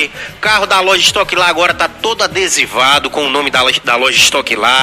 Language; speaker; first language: Portuguese; native; Portuguese